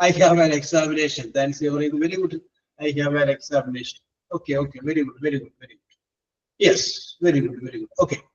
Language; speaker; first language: English; non-native, local second language; Malayalam